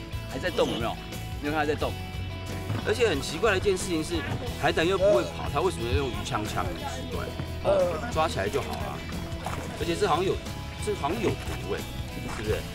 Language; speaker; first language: Chinese; native; Chinese